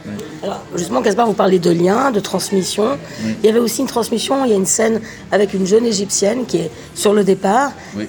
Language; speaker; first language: French; native; French